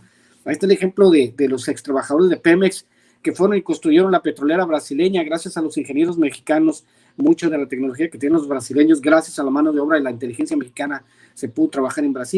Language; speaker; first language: Spanish; native; Spanish